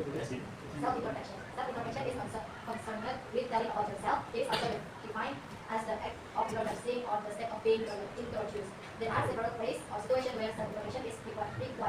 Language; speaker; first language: English; non-native, learner; Indonesian